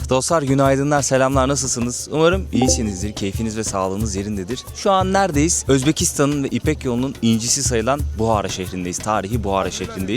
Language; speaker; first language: Turkish; native; Turkish